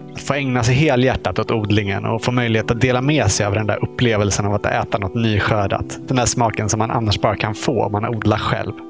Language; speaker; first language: Swedish; native; Swedish